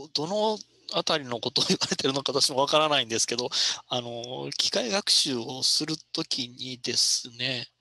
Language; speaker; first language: Japanese; native; Japanese